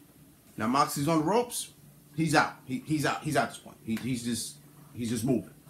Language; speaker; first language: English; native; English